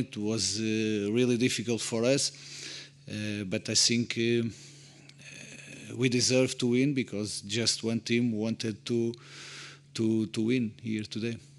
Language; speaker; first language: English; non-native, fluent; Portuguese